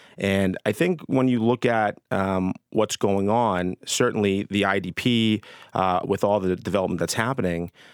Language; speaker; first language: English; native; English